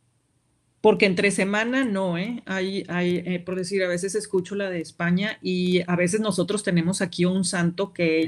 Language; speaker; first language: Spanish; native; Spanish